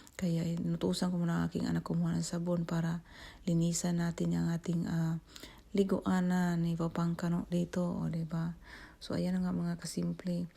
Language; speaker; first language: Filipino; native; Filipino